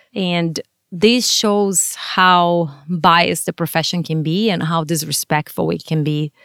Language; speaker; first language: English; non-native, fluent; Portuguese